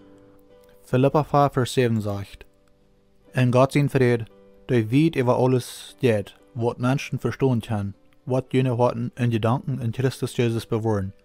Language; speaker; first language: German; non-native, learner; Plautdietsch